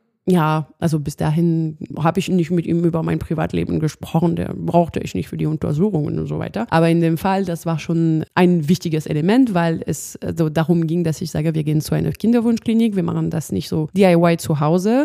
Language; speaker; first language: German; non-native, fluent; French